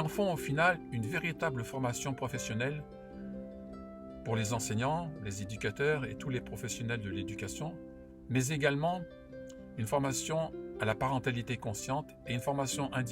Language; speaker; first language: French; native; French